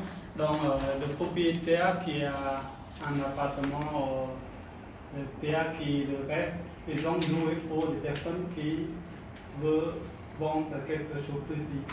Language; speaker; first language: French; non-native, learner; Khmer